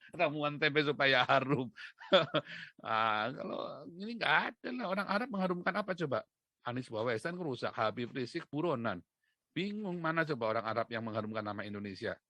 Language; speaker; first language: Indonesian; native; Indonesian